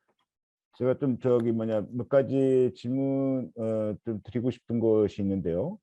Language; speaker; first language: Korean; native; Korean